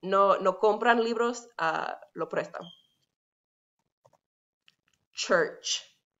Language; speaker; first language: Spanish; non-native, fluent; English